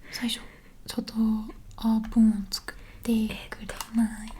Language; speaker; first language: Japanese; non-native, learner; English